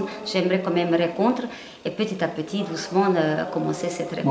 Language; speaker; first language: French; non-native, learner; Hungarian